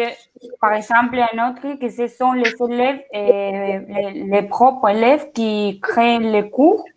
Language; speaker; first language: French; non-native, fluent; Spanish